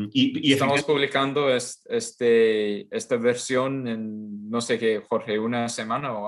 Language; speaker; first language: Spanish; non-native, fluent; English